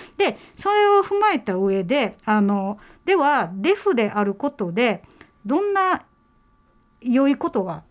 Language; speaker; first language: Japanese; native; Japanese